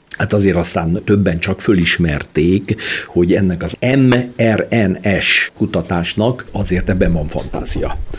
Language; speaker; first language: Hungarian; native; Hungarian